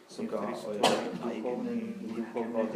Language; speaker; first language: Slovak; non-native, learner; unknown